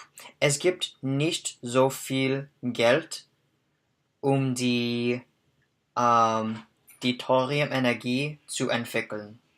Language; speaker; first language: German; non-native, learner; English